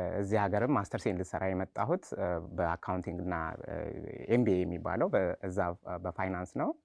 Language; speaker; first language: Amharic; non-native, local second language; Sebat Bet Gurage